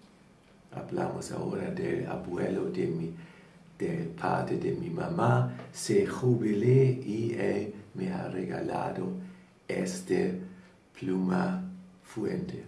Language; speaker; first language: Spanish; non-native, learner; German